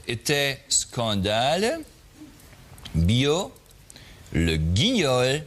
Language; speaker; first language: French; non-native, learner; German